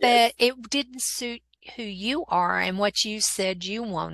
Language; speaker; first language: English; native; English